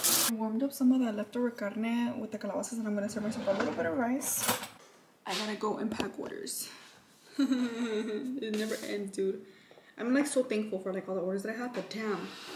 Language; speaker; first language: English; early bilingual, other home language; Spanish